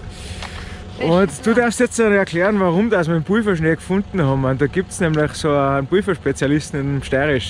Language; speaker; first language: German; native; German